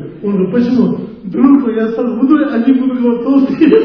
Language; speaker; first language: Russian; non-native, learner; Tibetan